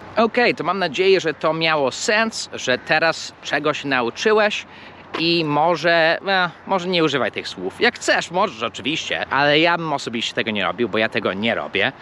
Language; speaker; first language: Polish; non-native, fluent; English